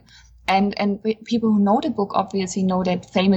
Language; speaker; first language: English; non-native, fluent; German